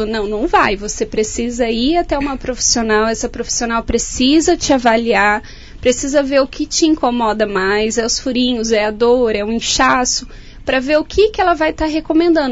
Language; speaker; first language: Portuguese; native; Portuguese